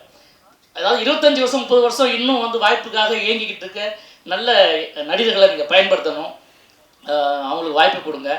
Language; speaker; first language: Tamil; native; Tamil